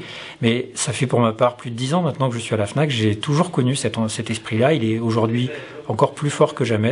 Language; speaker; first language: French; native; French